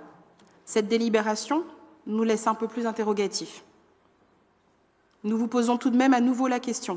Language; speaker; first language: French; native; French